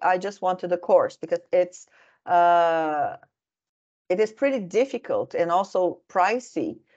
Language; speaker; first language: English; non-native, fluent; Portuguese